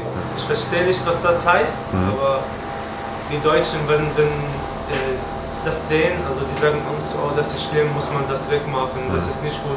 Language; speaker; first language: German; non-native, learner; Arabic